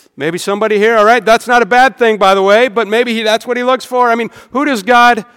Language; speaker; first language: English; native; English